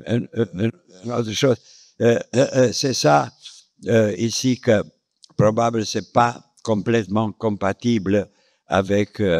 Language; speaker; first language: French; non-native, fluent; Romanian